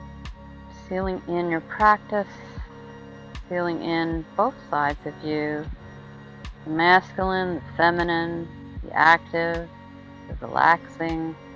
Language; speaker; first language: English; native; English